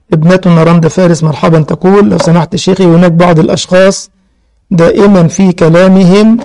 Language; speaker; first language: Arabic; native; Arabic